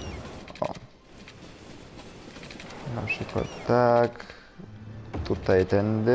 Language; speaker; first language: Polish; native; Polish